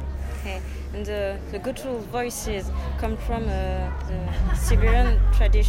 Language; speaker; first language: English; non-native, learner; French